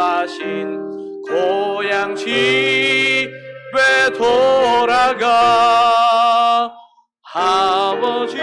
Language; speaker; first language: Korean; native; Korean